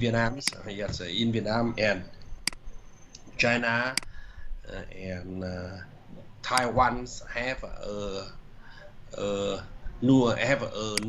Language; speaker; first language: English; non-native, learner; Vietnamese